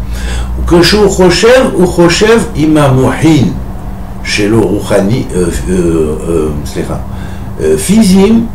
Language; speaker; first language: Hebrew; non-native, fluent; French